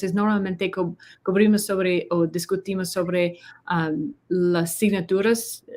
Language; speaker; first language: Spanish; non-native, learner; English